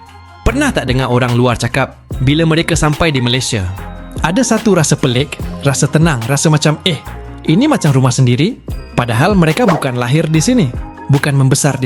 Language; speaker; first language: Malay; native; Malay